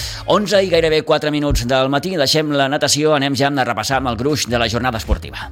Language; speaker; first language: Catalan; native; Catalan